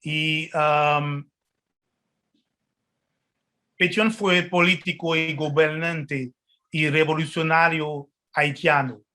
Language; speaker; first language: Spanish; non-native, fluent; French